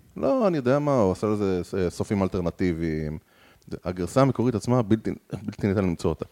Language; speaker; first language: Hebrew; native; Hebrew